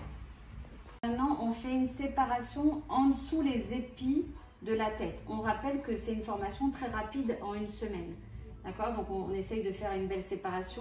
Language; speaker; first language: French; native; French